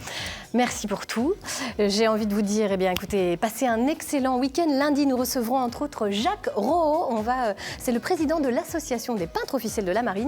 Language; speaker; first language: French; native; French